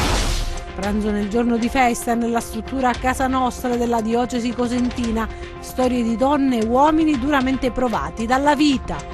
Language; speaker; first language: Italian; native; Italian